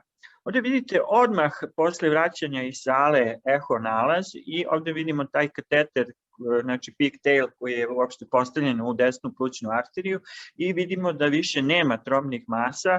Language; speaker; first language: Serbian; native; Serbian